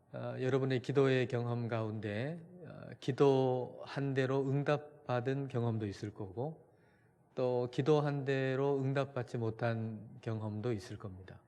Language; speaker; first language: Korean; native; Korean